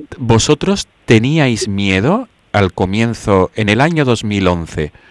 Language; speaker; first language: Spanish; native; Spanish